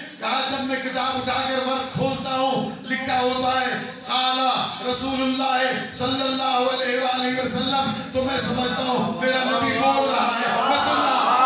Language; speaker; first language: Urdu; non-native, local second language; Sindhi